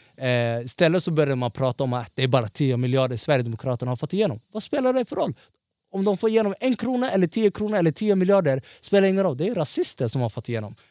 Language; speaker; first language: Swedish; early bilingual, other home language; Somali